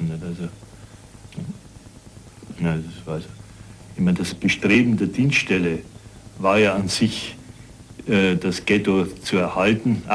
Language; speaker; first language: German; native; German